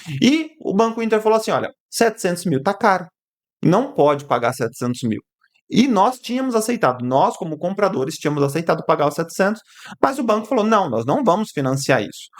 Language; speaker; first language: Portuguese; native; Portuguese